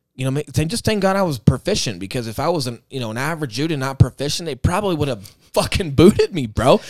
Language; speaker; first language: English; native; English